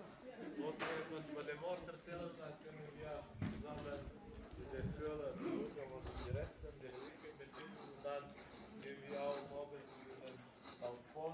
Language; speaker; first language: German; non-native, fluent; Serbian